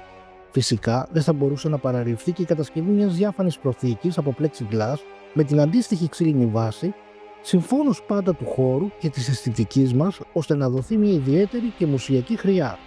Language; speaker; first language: Greek; native; Greek